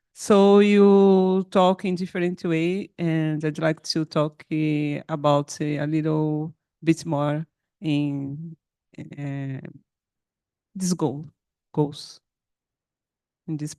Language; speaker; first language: English; non-native, learner; Portuguese